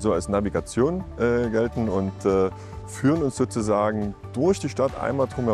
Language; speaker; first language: German; native; German